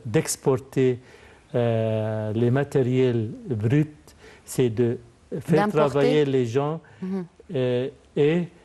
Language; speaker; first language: French; non-native, fluent; Arabic